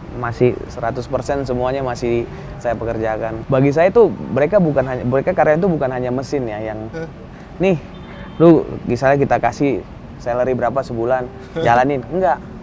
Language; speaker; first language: Indonesian; early bilingual, other home language; Spanish